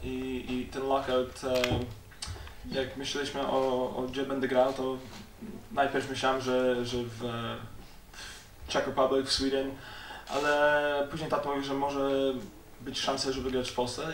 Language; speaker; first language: Polish; early bilingual, heritage; Polish